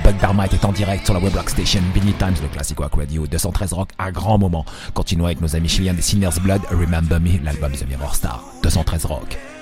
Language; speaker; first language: French; native; French